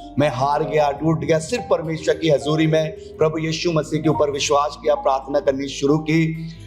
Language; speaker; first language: Hindi; non-native, local second language; Punjabi